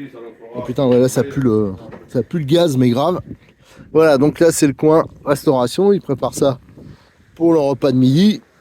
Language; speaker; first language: French; native; French